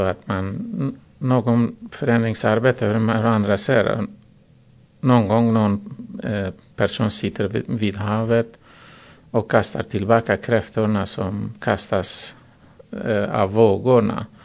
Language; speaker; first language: Swedish; non-native, fluent; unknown